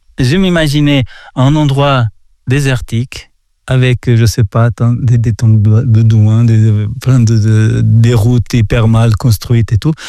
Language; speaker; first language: French; non-native, fluent; Portuguese